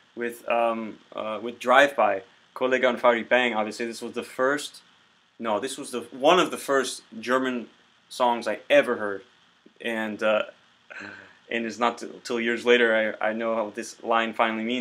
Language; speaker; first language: English; native; English